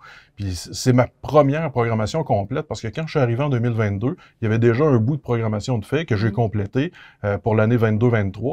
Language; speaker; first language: French; native; French